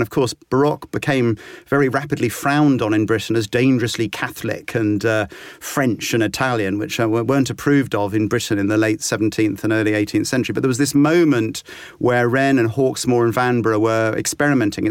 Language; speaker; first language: English; native; English